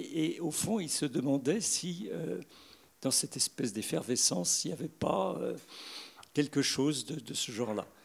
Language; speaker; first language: French; native; French